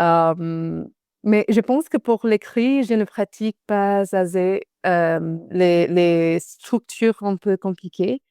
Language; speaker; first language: French; non-native, fluent; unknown